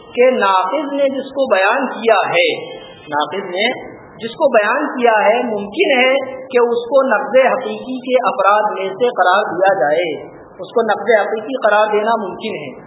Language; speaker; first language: Urdu; native; Urdu